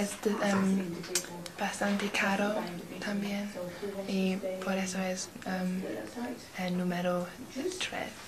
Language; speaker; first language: Spanish; non-native, learner; English